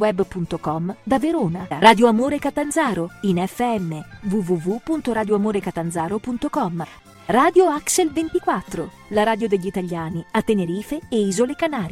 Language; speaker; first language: Italian; native; Italian